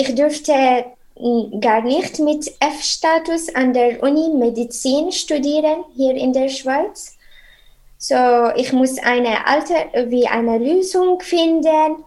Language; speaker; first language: German; non-native, learner; Arabic